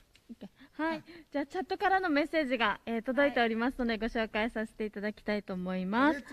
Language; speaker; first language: Japanese; native; Japanese